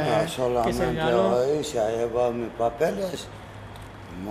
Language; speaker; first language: Spanish; non-native, learner; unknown